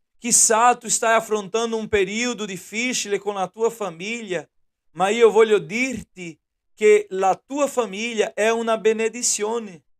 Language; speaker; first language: Italian; non-native, fluent; Portuguese